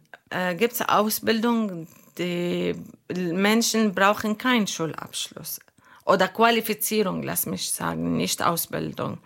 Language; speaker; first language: German; non-native, learner; Arabic